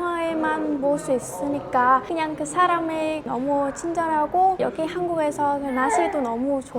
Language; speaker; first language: Korean; non-native, learner; Vietnamese